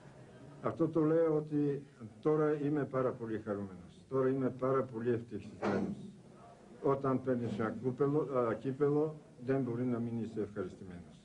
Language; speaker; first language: Greek; non-native, learner; Bulgarian